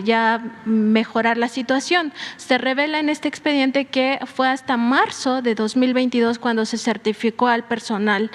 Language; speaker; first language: Spanish; native; Spanish